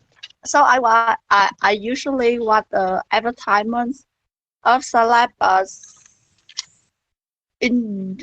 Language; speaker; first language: English; non-native, learner; Vietnamese